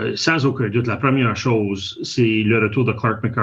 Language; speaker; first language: French; native; French